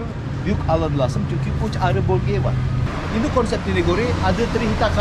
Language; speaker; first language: Turkish; non-native, learner; Indonesian